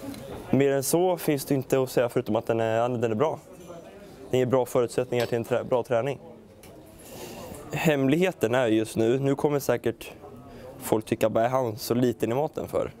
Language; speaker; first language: Swedish; native; Swedish